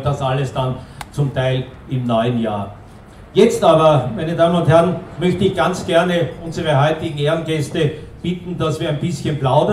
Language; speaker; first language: German; native; German